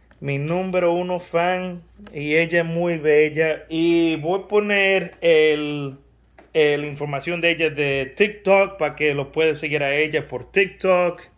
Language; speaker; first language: Spanish; early bilingual, heritage; Spanish